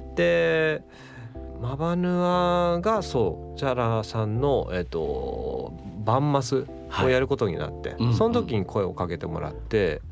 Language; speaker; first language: Japanese; native; Japanese